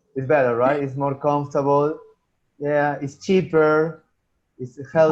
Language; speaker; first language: English; non-native, fluent; Spanish